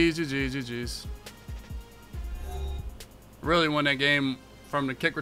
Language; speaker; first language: English; native; English